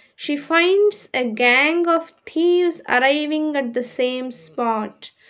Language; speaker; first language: English; non-native, local second language; Kannada